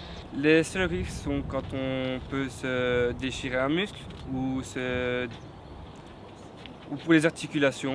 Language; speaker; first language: French; native; French